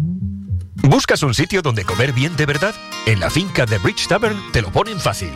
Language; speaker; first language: Spanish; native; Spanish